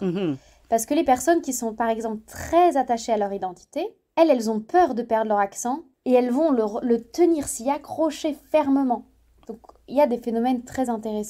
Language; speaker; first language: French; native; French